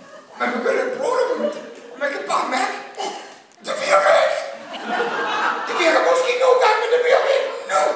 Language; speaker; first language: Danish; non-native, fluent; English